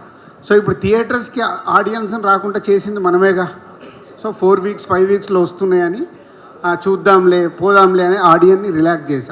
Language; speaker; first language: Telugu; native; Telugu